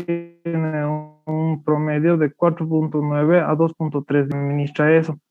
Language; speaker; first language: Spanish; native; Spanish